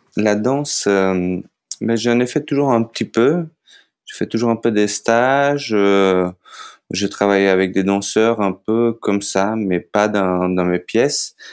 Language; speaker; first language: French; non-native, fluent; Macedonian